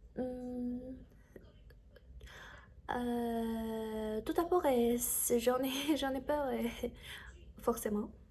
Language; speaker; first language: French; non-native, learner; Chinese